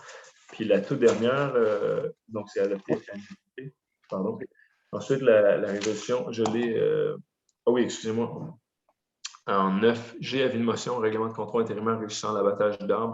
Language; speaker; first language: French; native; French